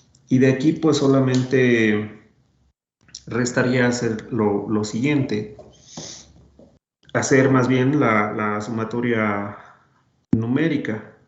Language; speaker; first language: Spanish; native; Spanish